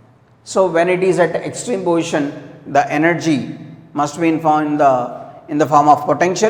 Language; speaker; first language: English; non-native, local second language; Telugu